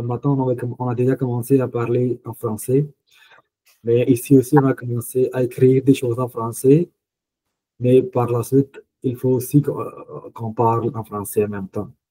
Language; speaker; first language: French; non-native, fluent; Punjabi